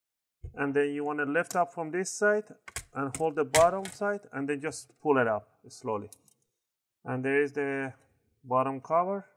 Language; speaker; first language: English; non-native, fluent; Spanish